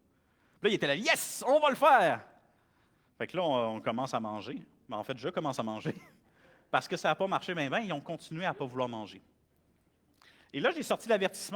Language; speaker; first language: French; native; French